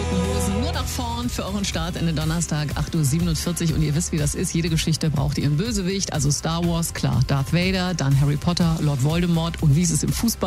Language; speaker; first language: German; native; German